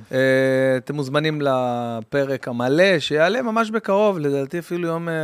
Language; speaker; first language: Hebrew; native; Hebrew